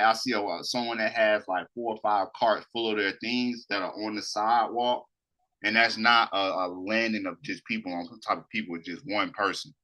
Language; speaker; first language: English; native; English